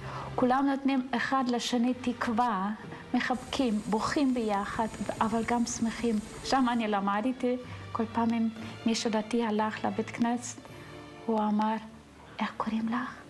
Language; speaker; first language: Hebrew; non-native, fluent; German